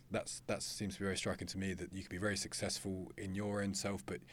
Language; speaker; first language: English; native; English